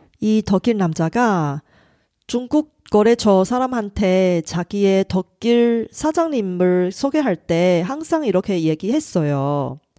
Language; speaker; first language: Korean; non-native, fluent; Chinese